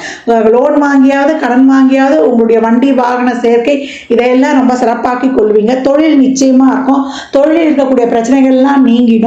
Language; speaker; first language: Tamil; native; Tamil